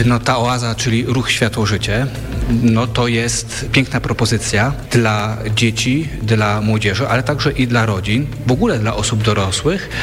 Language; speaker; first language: Polish; native; Polish